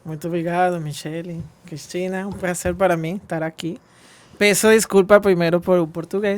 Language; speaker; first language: Portuguese; non-native, fluent; Spanish